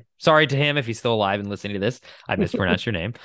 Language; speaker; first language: English; native; English